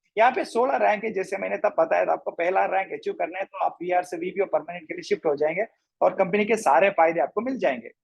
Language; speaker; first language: Hindi; non-native, local second language; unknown